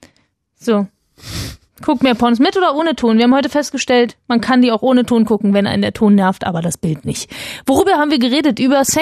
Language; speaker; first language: German; native; German